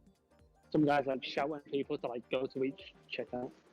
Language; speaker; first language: English; native; English